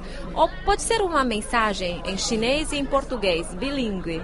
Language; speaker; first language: Portuguese; non-native, fluent; Chinese